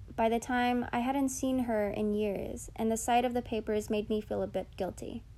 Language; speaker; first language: English; early bilingual, other home language; Filipino